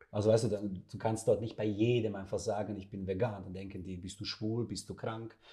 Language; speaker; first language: German; non-native, fluent; Serbian